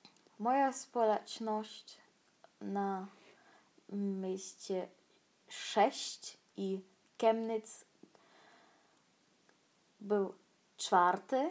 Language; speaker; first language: Polish; non-native, learner; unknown